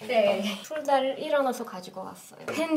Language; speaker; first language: Korean; non-native, learner; Persian